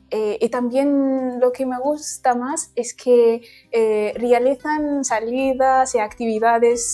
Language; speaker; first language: Spanish; non-native, learner; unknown